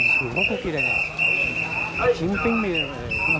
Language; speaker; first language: Japanese; native; Japanese